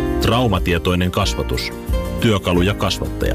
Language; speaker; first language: Finnish; native; Finnish